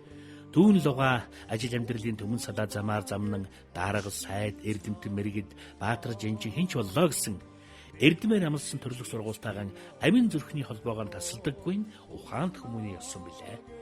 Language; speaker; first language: Mongolian; native; Mongolian